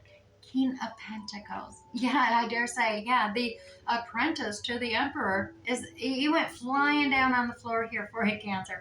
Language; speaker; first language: English; native; English